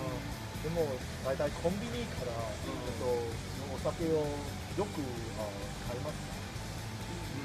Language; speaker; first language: Japanese; non-native, learner; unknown